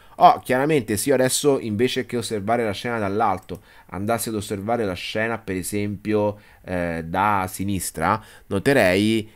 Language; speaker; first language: Italian; native; Italian